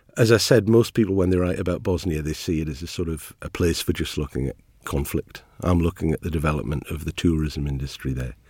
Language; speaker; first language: English; native; English